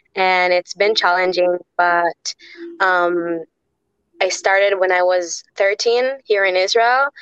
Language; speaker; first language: English; non-native, fluent; Hebrew